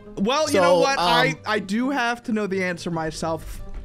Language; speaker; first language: English; native; English